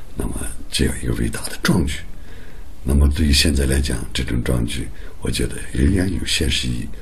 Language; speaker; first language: Chinese; non-native, local second language; Uyghur